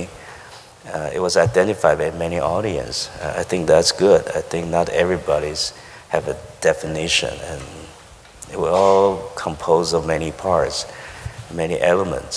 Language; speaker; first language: English; non-native, fluent; Chinese